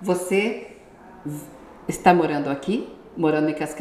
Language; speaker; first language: Portuguese; native; Portuguese